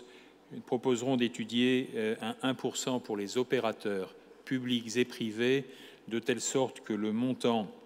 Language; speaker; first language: French; native; French